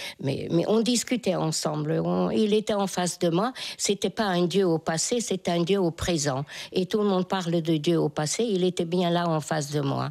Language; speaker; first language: French; non-native, fluent; Hungarian